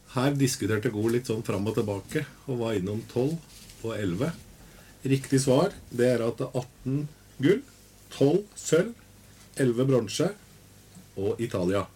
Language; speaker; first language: Norwegian; native; Norwegian